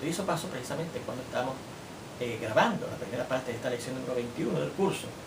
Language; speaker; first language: Spanish; native; Spanish